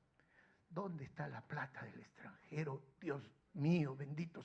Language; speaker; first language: Spanish; native; Spanish